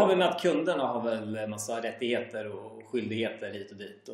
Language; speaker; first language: Swedish; native; Swedish